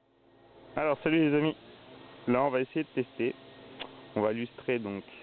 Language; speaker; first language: French; native; French